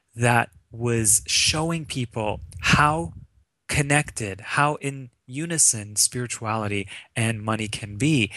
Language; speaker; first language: English; early bilingual, other home language; Arabic